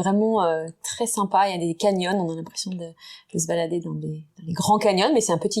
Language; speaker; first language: French; native; French